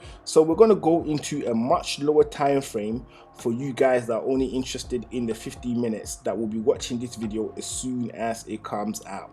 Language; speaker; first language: English; native; English